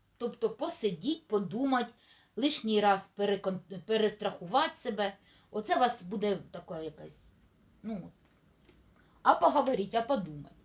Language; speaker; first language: Ukrainian; non-native, local second language; Russian